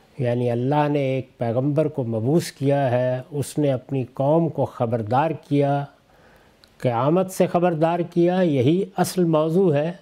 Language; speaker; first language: Urdu; native; Urdu